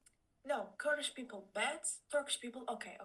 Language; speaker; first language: English; non-native, learner; Turkish